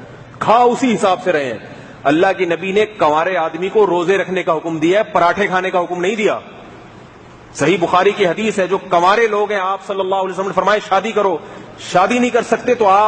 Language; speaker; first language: Urdu; native; Urdu